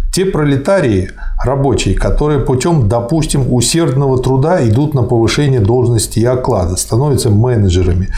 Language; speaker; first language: Russian; native; Russian